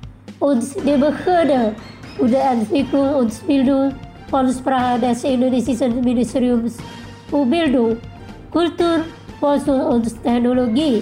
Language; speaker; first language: German; non-native, fluent; Indonesian